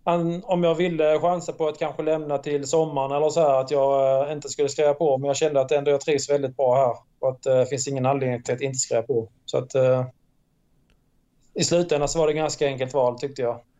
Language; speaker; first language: Swedish; native; Swedish